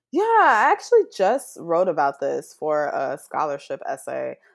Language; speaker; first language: English; native; English